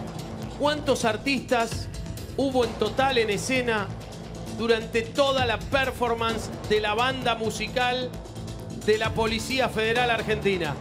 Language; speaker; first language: Spanish; native; Spanish